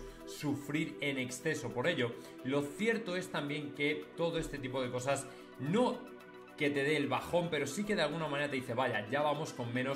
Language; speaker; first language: Spanish; native; Spanish